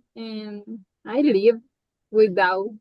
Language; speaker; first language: English; non-native, learner; Spanish